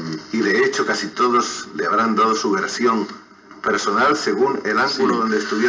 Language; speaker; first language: Spanish; native; Spanish